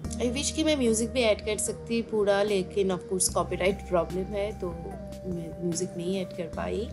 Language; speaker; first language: Hindi; non-native, local second language; Bangla